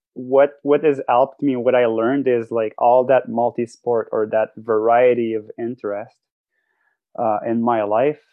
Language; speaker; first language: English; non-native, fluent; French